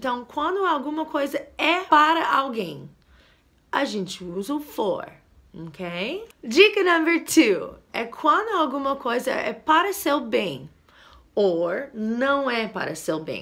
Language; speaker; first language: Portuguese; non-native, fluent; English